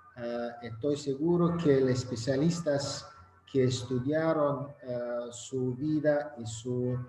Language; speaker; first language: Spanish; non-native, fluent; Azerbaijani